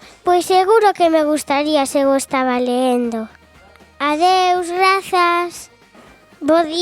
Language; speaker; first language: Galician; non-native, local second language; Spanish